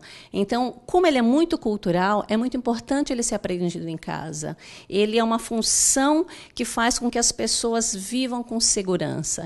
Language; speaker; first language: Portuguese; native; Portuguese